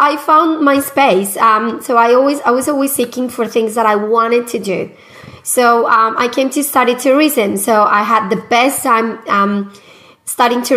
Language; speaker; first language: English; non-native, fluent; Spanish